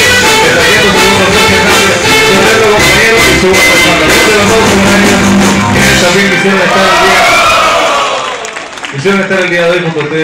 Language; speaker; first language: Spanish; native; Spanish